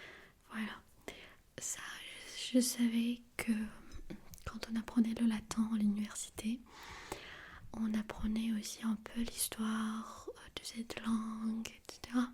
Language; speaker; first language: French; non-native, fluent; Armenian